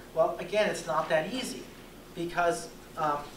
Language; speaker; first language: English; native; English